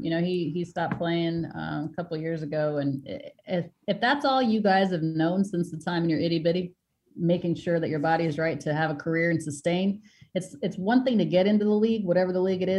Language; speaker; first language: English; early bilingual, other home language; Spanish